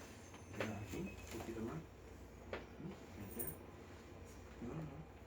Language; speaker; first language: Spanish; early bilingual, heritage; Spanish